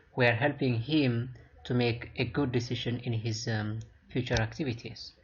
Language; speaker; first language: English; non-native, local second language; Amharic